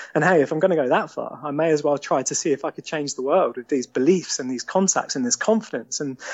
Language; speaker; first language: English; native; English